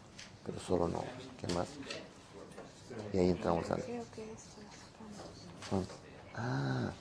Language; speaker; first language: Spanish; non-native, fluent; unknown